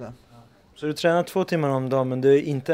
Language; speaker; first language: Swedish; native; Swedish